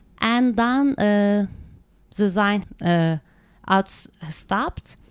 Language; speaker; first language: Dutch; non-native, learner; Turkish